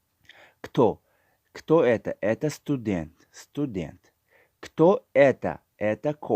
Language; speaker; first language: Russian; non-native, fluent; Tajik